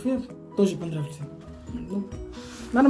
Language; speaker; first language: Russian; non-native, learner; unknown